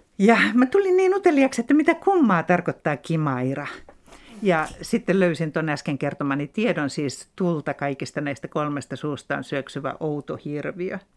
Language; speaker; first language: Finnish; native; Finnish